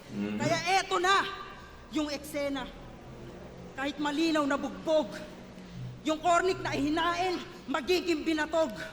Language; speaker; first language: Filipino; native; Filipino